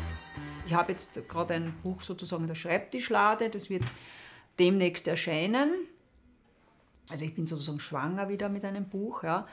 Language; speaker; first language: German; native; German